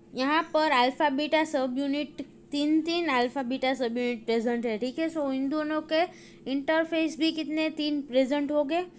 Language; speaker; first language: Hindi; non-native, local second language; Gujarati